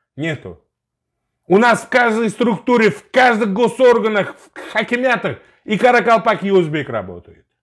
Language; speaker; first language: Russian; non-native, local second language; Uzbek